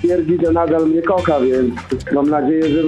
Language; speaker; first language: Polish; native; Polish